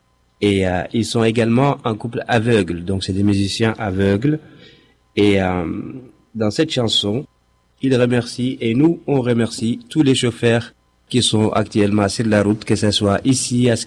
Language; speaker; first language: French; non-native, fluent; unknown